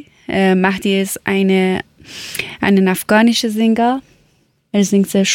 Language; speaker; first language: German; non-native, learner; Persian